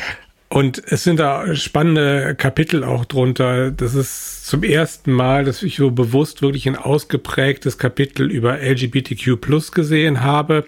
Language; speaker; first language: German; native; German